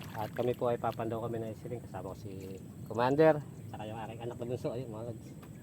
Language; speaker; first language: Filipino; native; Filipino